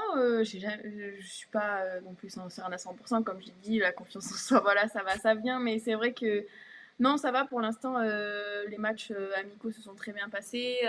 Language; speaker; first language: French; native; French